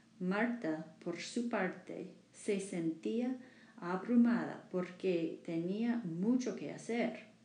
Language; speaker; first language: Spanish; non-native, learner; English